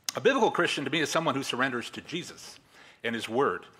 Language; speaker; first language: English; native; English